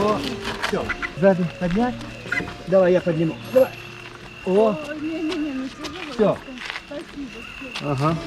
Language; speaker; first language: Russian; non-native, local second language; Tajik